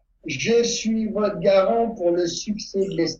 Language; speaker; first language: French; non-native, fluent; Italian